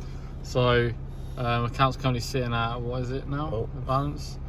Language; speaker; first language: English; native; English